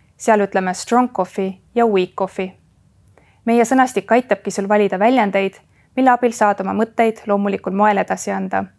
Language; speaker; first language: Estonian; native; Estonian